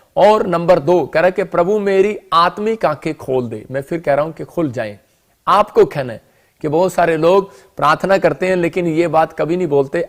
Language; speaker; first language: Hindi; non-native, local second language; Punjabi